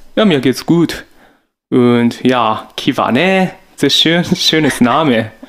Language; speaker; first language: German; non-native, learner; Japanese